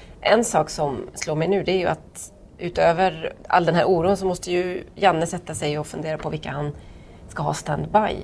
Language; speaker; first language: Swedish; native; Swedish